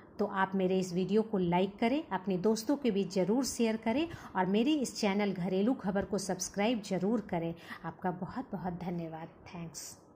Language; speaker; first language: Hindi; native; Hindi